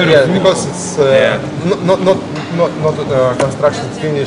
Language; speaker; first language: English; non-native, learner; Russian